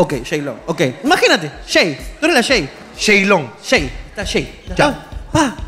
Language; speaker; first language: Spanish; native; Spanish